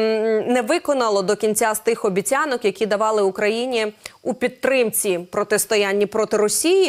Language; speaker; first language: Ukrainian; native; Ukrainian